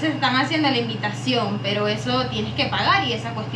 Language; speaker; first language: Spanish; native; Spanish